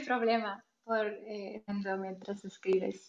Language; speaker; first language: Spanish; early bilingual, heritage; Spanish